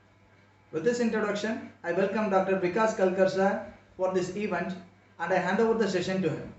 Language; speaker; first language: English; non-native, local second language; Tamil